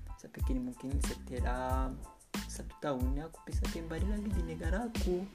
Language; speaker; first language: Indonesian; non-native, learner; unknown